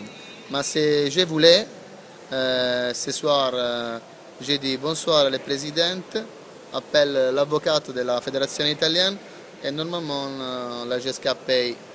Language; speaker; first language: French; non-native, learner; Italian